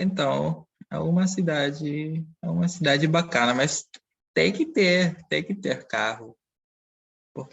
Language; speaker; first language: Portuguese; non-native, fluent; Dutch